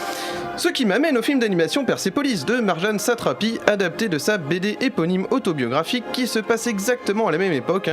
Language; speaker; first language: French; native; French